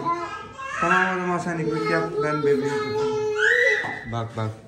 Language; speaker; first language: Turkish; non-native, learner; Urdu